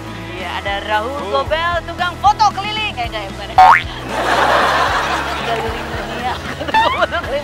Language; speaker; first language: Indonesian; native; Indonesian